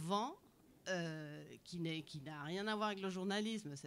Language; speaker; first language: French; native; French